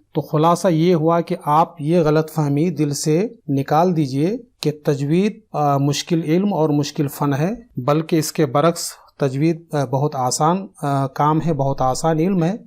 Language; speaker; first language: Urdu; native; Urdu